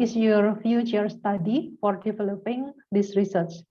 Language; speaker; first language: English; non-native, learner; Indonesian